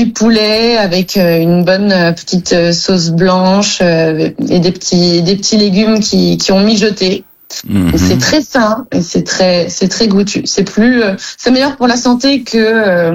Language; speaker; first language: French; native; French